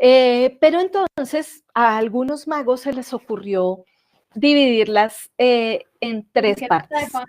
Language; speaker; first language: Spanish; native; Spanish